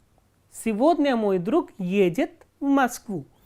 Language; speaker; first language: Russian; non-native, fluent; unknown